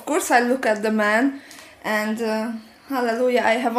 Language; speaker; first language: English; non-native, learner; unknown